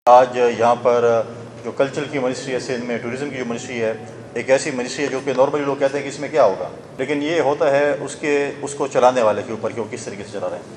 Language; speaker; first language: Urdu; non-native, local second language; Saraiki